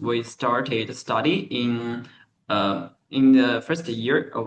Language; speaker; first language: English; non-native, learner; Chinese